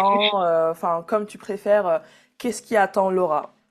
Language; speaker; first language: French; native; French